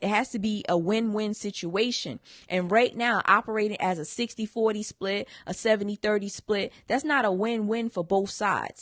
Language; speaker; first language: English; native; English